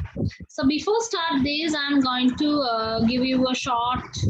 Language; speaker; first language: English; non-native, local second language; Sinhala